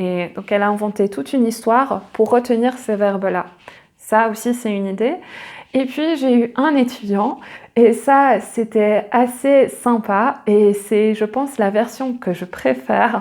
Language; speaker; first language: French; native; French